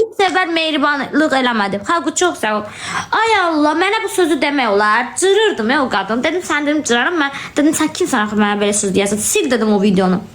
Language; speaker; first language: Azerbaijani; non-native, local second language; Talysh